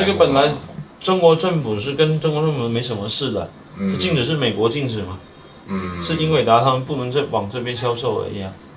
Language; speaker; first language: Chinese; native; Chinese